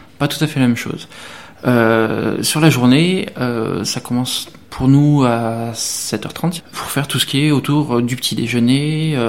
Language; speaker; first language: French; native; French